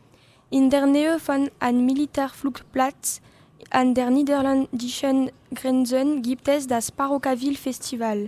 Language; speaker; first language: German; non-native, learner; French